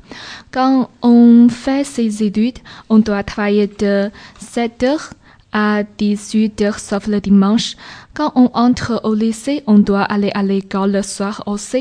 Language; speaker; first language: French; non-native, learner; Chinese